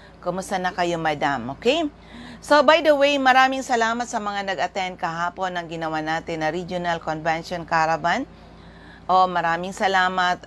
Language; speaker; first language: Filipino; non-native, local second language; Bikol